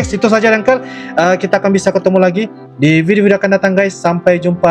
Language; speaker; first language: Indonesian; non-native, local second language; Malay